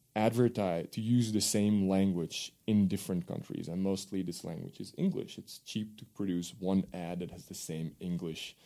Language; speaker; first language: English; non-native, fluent; Dutch